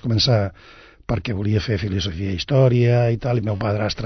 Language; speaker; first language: Catalan; non-native, local second language; Spanish